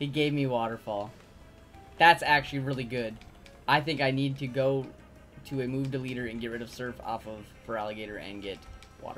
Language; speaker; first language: English; native; English